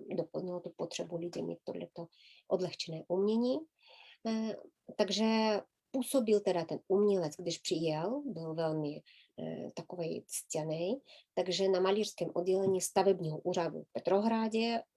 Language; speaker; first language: Czech; native; Czech